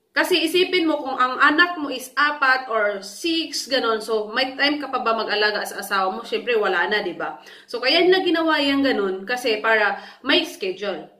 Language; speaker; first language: Filipino; native; Filipino